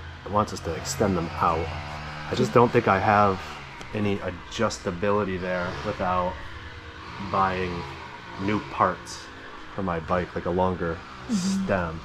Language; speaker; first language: English; native; English